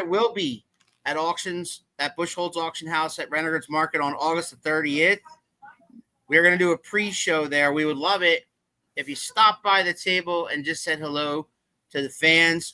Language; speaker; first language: English; native; English